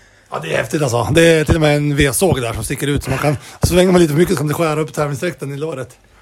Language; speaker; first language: Swedish; native; Swedish